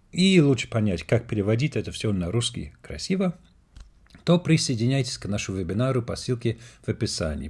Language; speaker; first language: Russian; non-native, fluent; English